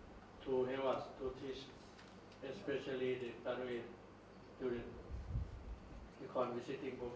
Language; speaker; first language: English; non-native, learner; Thai